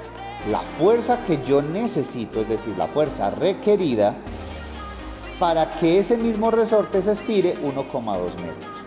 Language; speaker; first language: Spanish; native; Spanish